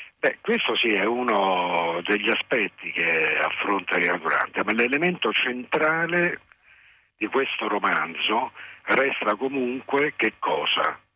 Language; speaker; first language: Italian; native; Italian